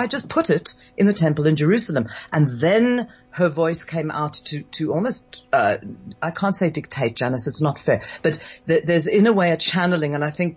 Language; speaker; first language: English; native; English